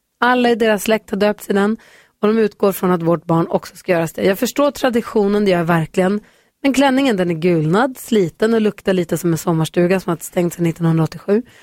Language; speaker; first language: Swedish; native; Swedish